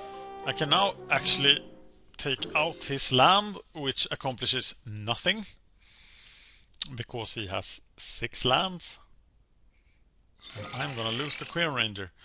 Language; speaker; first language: English; non-native, fluent; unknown